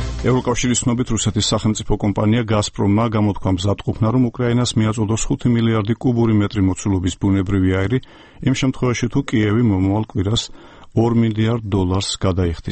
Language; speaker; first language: Georgian; native; Georgian